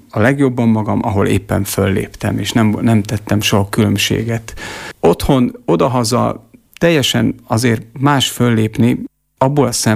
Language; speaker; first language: Hungarian; native; Hungarian